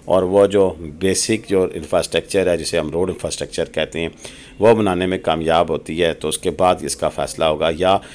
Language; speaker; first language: Urdu; non-native, local second language; Pahari-Potwari